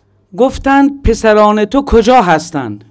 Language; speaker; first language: Persian; native; Persian